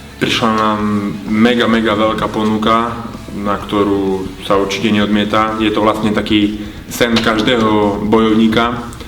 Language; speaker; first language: Slovak; native; Slovak